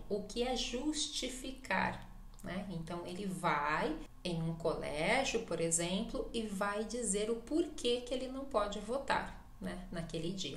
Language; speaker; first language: Portuguese; native; Portuguese